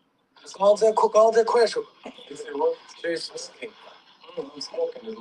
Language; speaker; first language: Chinese; native; Chinese